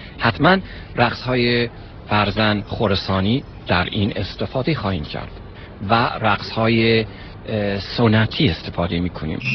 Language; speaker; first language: Persian; non-native, fluent; English